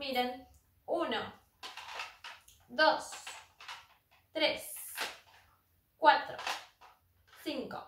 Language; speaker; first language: Spanish; native; Spanish